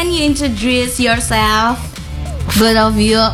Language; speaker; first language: English; non-native, learner; Indonesian